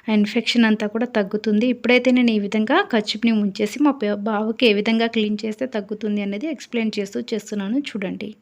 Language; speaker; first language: Telugu; native; Telugu